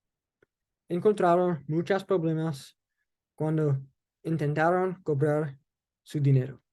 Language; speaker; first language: Spanish; non-native, learner; English